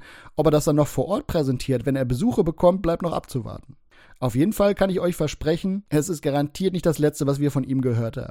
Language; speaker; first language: German; native; German